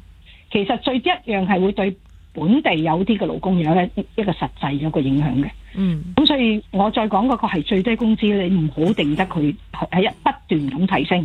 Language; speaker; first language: Cantonese; native; Cantonese